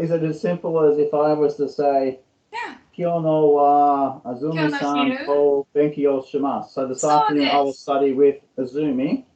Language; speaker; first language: English; non-native, learner; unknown